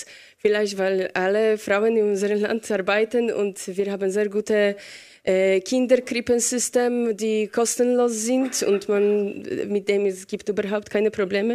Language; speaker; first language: German; non-native, fluent; Polish